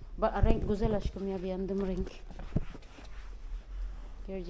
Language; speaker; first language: Turkish; non-native, learner; Filipino